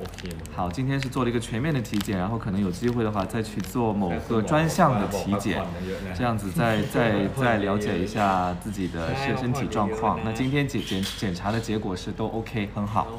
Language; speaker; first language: Chinese; non-native, fluent; Thai